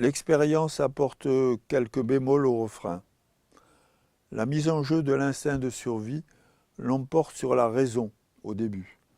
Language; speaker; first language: French; native; French